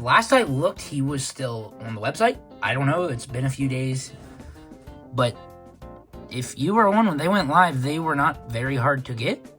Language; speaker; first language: English; native; English